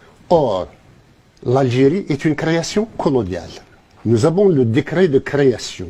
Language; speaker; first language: French; non-native, local second language; Kabyle